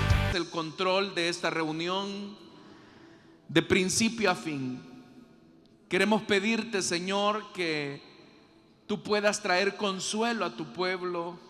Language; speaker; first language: Spanish; native; Spanish